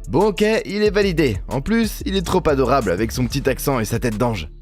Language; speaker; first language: French; native; French